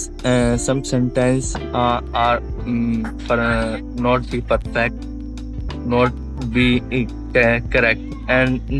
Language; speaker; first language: English; non-native, learner; Hindi